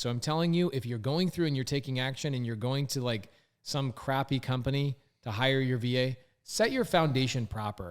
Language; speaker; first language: English; native; English